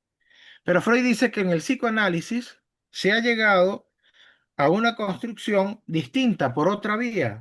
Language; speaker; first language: Spanish; native; Spanish